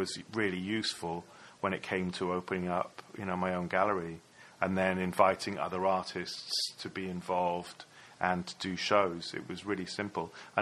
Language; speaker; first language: English; native; English